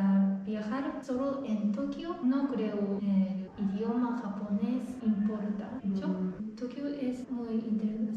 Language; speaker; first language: Spanish; non-native, fluent; Japanese